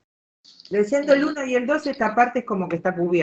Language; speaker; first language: Spanish; native; Spanish